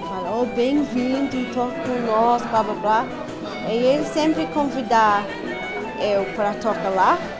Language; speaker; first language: Portuguese; non-native, learner; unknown